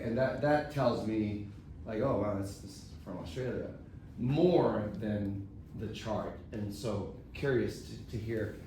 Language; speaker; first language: English; non-native, fluent; Chinese